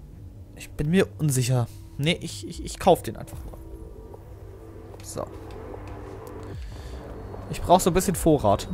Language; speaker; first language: German; native; German